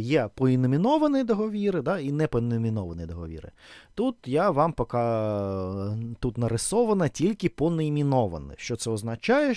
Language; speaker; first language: Ukrainian; non-native, fluent; Russian